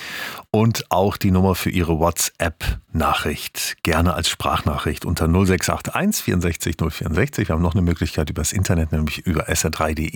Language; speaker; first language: German; native; German